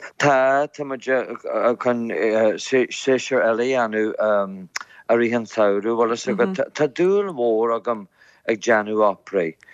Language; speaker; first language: Irish; non-native, local second language; English